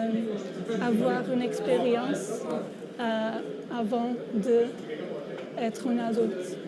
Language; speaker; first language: French; non-native, learner; Portuguese